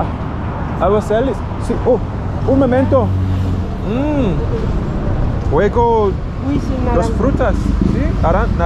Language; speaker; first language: Spanish; non-native, learner; English